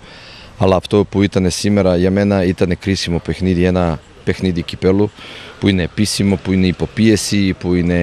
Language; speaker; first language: Greek; non-native, fluent; Serbian